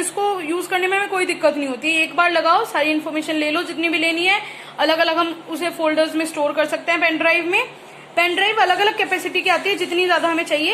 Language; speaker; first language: Hindi; native; Hindi